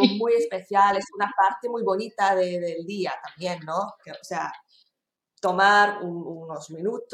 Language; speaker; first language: Spanish; non-native, fluent; English